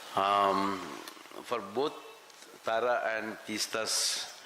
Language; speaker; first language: English; non-native, local second language; Kannada